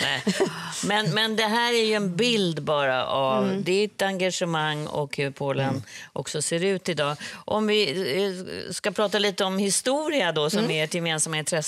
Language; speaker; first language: Swedish; native; Swedish